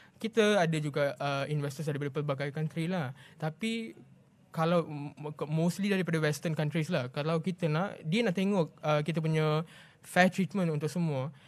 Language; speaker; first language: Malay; non-native, local second language; Tamil